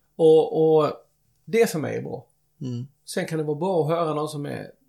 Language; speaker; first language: Swedish; native; Swedish